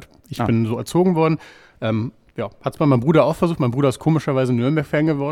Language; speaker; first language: German; native; German